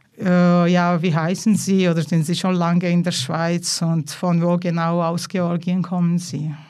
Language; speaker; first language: German; non-native, fluent; Georgian